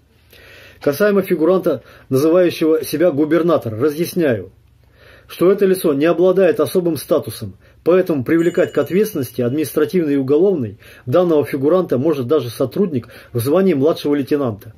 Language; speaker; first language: Russian; native; Russian